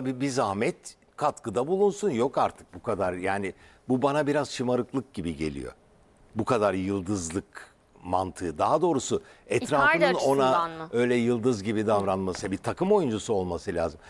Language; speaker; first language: Turkish; native; Turkish